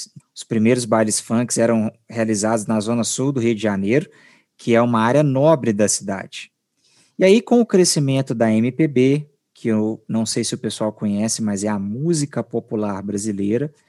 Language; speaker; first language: Portuguese; native; Portuguese